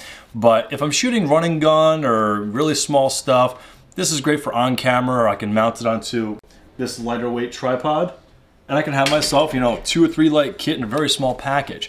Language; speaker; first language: English; native; English